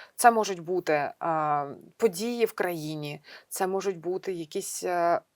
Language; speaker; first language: Ukrainian; native; Ukrainian